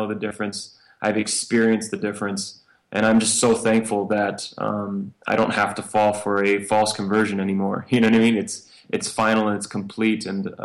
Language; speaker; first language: English; native; English